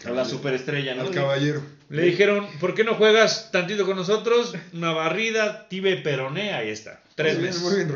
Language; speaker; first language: Spanish; native; Spanish